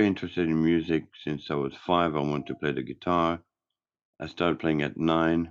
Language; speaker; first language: English; non-native, fluent; French